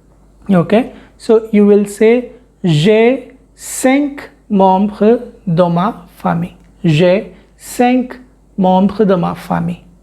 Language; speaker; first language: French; non-native, fluent; Hindi